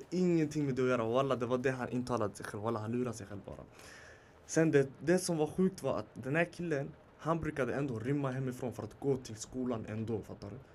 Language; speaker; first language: Swedish; early bilingual, other home language; Somali